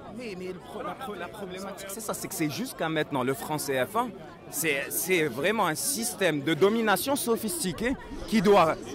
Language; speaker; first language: French; non-native, local second language; Arabic